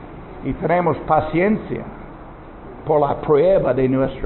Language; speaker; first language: Spanish; non-native, learner; English